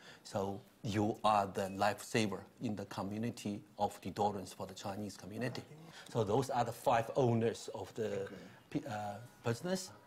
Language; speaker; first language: English; non-native, fluent; Chinese